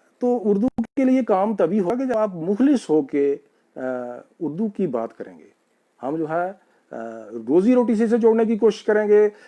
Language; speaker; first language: Urdu; non-native, local second language; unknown